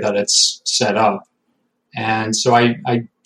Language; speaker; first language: English; native; English